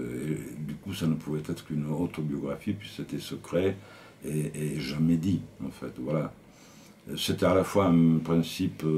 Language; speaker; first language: French; native; French